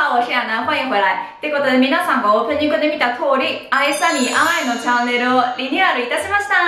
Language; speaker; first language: Japanese; non-native, fluent; Chinese